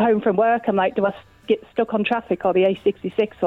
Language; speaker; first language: English; native; English